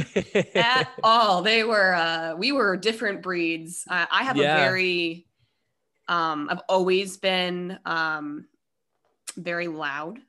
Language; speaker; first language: English; native; English